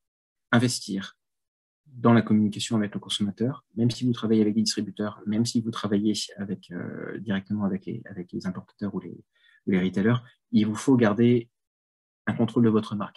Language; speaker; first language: French; native; French